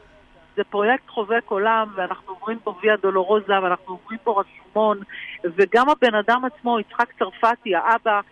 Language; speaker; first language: Hebrew; native; Hebrew